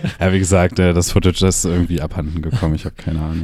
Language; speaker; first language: German; native; German